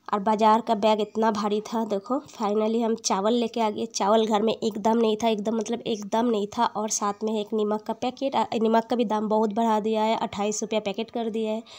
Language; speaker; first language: Hindi; non-native, local second language; Bangla